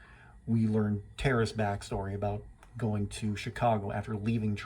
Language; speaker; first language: English; native; English